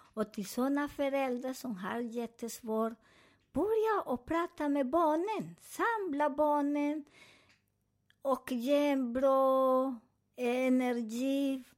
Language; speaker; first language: Swedish; non-native, fluent; Spanish